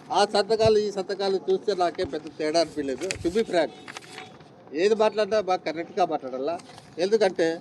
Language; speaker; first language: Telugu; native; Telugu